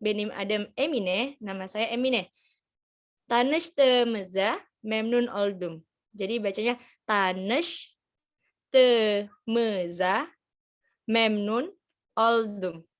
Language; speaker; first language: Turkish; non-native, fluent; Indonesian